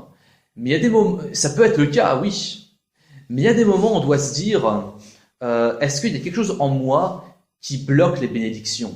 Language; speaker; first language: French; native; French